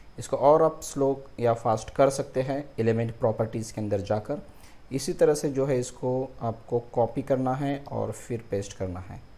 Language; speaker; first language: Hindi; non-native, local second language; Marathi